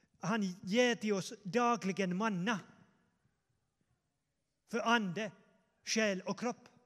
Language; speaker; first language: Swedish; non-native, fluent; Finnish